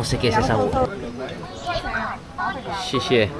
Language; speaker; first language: Spanish; non-native, learner; Indonesian